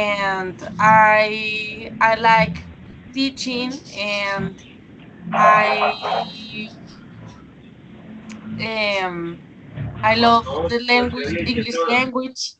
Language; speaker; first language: English; non-native, learner; Spanish